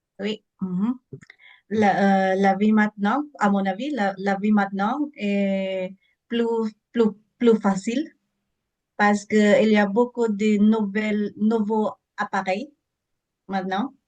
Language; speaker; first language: French; non-native, learner; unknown